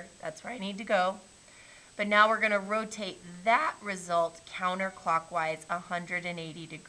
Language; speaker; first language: English; native; English